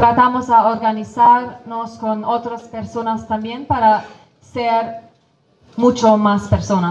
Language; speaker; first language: Spanish; non-native, fluent; Kurdish